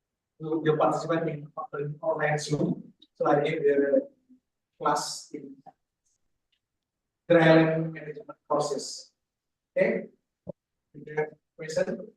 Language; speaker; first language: English; non-native, fluent; Indonesian